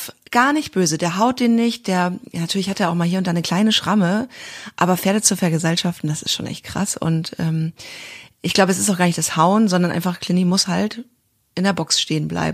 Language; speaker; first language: German; native; German